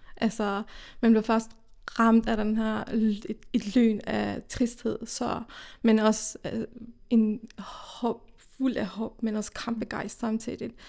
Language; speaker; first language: Danish; early bilingual, other home language; Persian